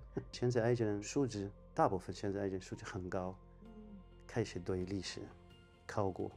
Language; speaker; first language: Chinese; non-native, fluent; Arabic